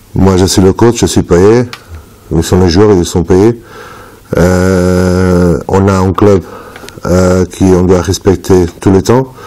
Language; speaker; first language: French; non-native, fluent; Portuguese